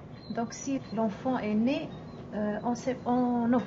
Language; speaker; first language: French; non-native, local second language; Arabic